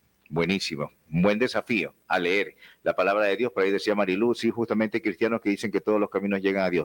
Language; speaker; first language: Spanish; native; Spanish